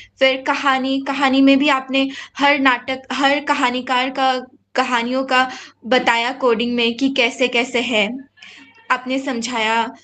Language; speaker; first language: Hindi; non-native, local second language; Assamese